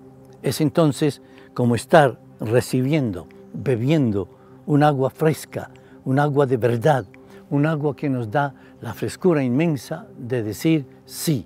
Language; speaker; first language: Spanish; native; Spanish